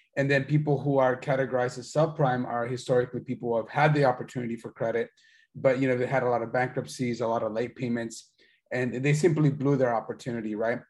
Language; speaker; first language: English; early bilingual, other home language; Spanish